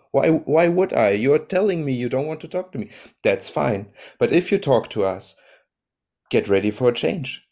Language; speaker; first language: English; non-native, fluent; German